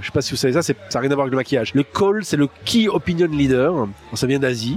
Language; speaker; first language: French; native; French